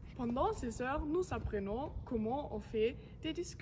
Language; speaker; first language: French; non-native, learner; German